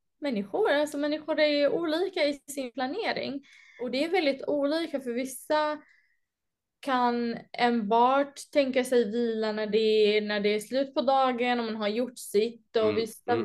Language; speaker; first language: Swedish; native; Swedish